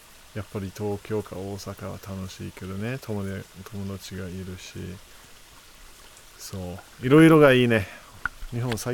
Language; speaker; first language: Japanese; non-native, fluent; English